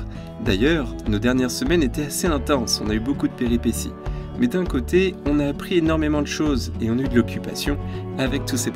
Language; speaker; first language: French; native; French